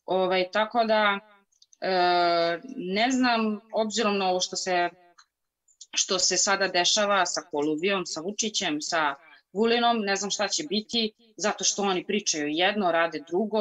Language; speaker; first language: Serbian; native; Serbian